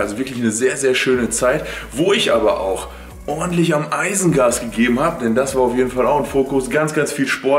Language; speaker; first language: German; native; German